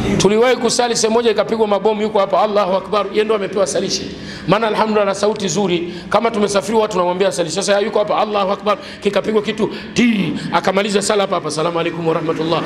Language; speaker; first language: Swahili; native; Swahili